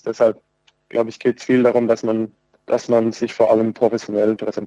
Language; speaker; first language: German; native; German